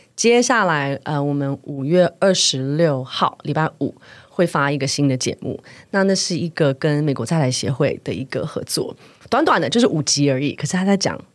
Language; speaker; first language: Chinese; native; Chinese